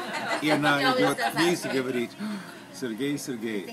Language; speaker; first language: Russian; early bilingual, heritage; Russian